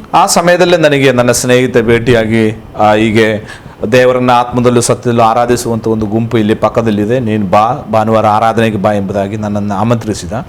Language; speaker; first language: Kannada; non-native, local second language; Malayalam